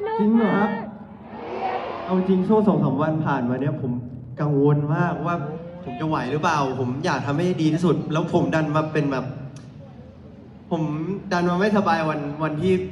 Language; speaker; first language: Thai; native; Thai